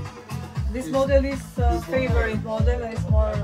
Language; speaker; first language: English; non-native, learner; Albanian